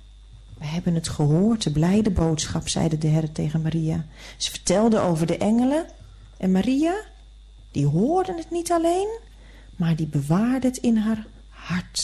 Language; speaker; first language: Dutch; native; Dutch